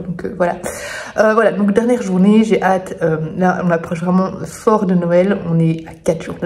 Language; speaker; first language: French; native; French